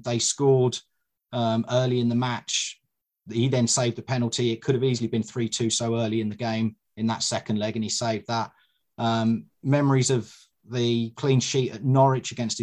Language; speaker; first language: English; native; English